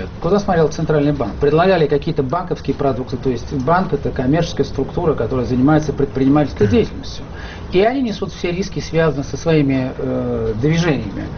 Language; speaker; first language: Russian; native; Russian